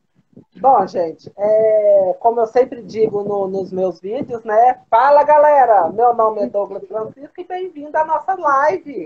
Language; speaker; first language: Portuguese; native; Portuguese